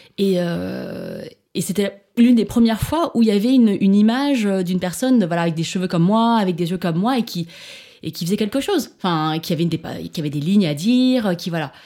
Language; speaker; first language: French; early bilingual, other home language; Chinese